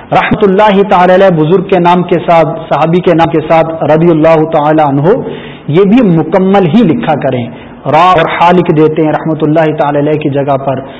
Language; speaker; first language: Urdu; native; Urdu